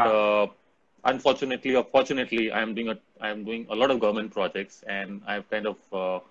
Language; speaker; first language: English; non-native, local second language; Hindi